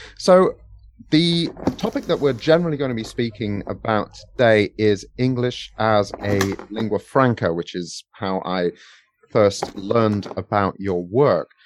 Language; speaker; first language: English; native; English